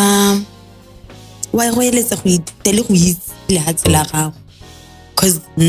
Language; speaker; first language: English; non-native, local second language; Tswana